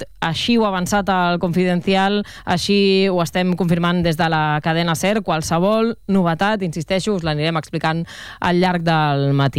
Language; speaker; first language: Catalan; native; Catalan